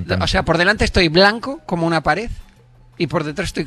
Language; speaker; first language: Spanish; native; Spanish